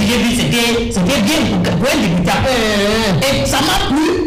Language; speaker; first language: French; native; French